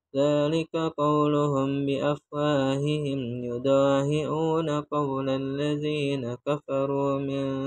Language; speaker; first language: Arabic; non-native, fluent; Indonesian